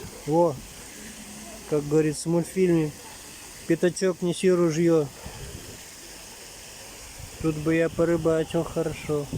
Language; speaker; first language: Russian; native; Russian